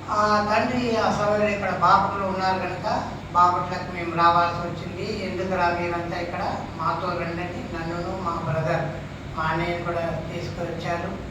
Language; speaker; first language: Telugu; non-native, local second language; Tamil